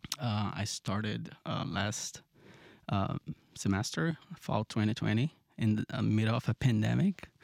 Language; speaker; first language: English; non-native, fluent; Portuguese